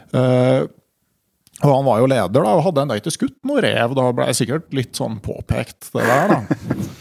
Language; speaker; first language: Norwegian; native; Norwegian